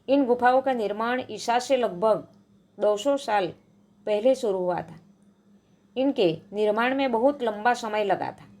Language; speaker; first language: Hindi; non-native, local second language; Gujarati